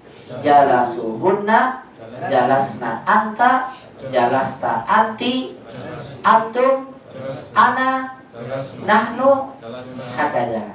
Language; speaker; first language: Arabic; non-native, fluent; Indonesian